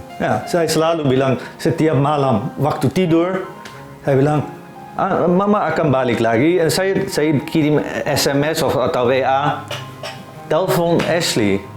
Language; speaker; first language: Indonesian; non-native, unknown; Dutch